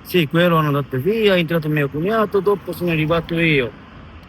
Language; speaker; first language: Italian; non-native, learner; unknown